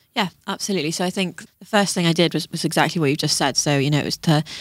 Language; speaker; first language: English; native; English